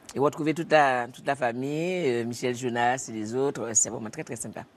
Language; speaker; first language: French; native; French